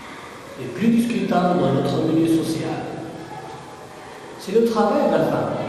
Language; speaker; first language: French; non-native, learner; Arabic